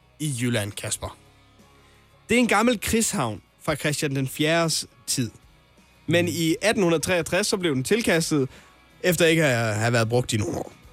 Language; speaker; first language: Danish; native; Danish